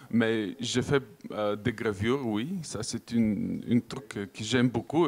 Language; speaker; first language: French; non-native, fluent; Bulgarian